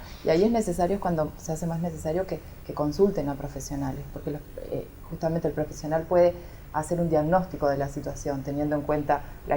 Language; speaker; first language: Spanish; native; Spanish